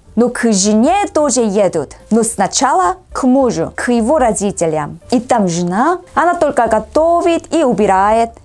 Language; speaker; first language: Russian; non-native, learner; Korean